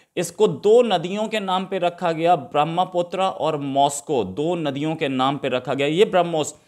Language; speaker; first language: Hindi; native; Hindi